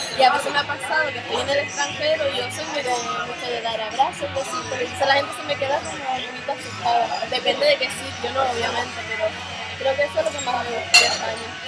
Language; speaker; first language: Spanish; early bilingual, other home language; German